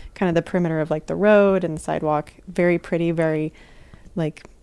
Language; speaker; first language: English; native; English